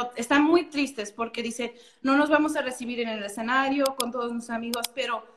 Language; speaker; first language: Spanish; early bilingual, heritage; Spanish